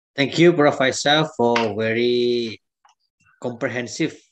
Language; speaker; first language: English; non-native, fluent; Indonesian